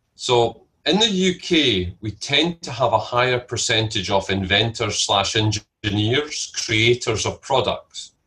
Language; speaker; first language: English; native; English